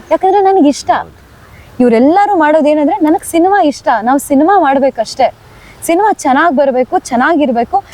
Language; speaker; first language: Kannada; native; Kannada